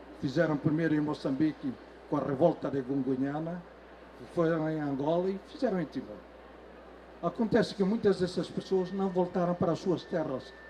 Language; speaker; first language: Portuguese; non-native, local second language; Tetum